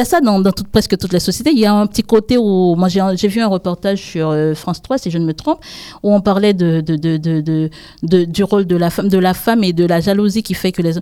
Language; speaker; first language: French; non-native, local second language; Haitian Creole